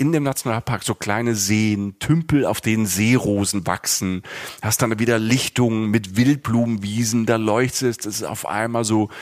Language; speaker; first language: German; native; German